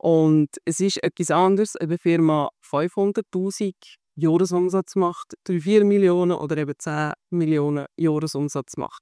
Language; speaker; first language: German; native; German